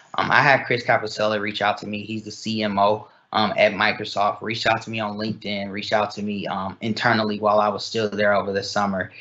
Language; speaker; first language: English; native; English